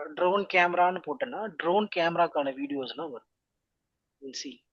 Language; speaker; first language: Tamil; native; Tamil